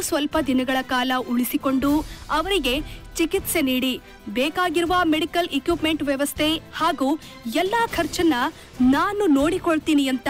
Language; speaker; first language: Kannada; native; Kannada